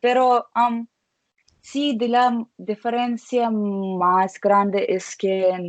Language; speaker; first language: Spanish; non-native, learner; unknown